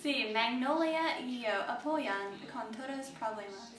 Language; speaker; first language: Spanish; non-native, learner; English